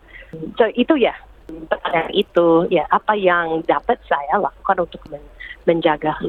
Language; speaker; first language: Indonesian; early bilingual, heritage; English